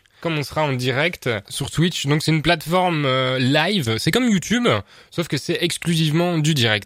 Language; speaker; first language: French; native; French